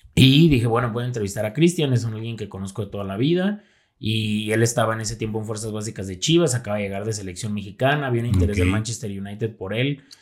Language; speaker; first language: Spanish; native; Spanish